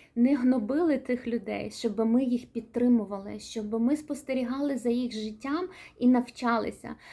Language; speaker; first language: Ukrainian; non-native, local second language; Russian